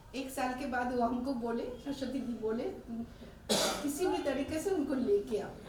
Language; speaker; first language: Hindi; non-native, local second language; Bangla